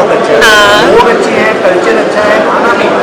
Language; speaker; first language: Hindi; non-native, local second language; Punjabi